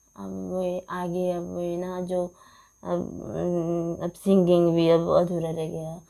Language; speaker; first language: Hindi; non-native, local second language; Nepali